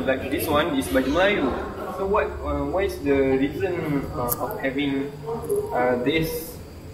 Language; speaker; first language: English; non-native, learner; Malay